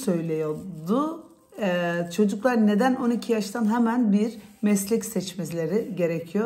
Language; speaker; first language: Turkish; early bilingual, heritage; Turkish